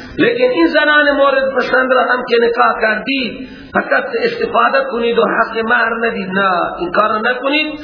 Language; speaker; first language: Persian; non-native, local second language; Baluchi